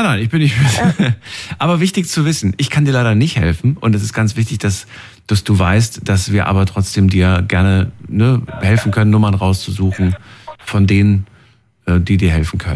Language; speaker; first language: German; native; German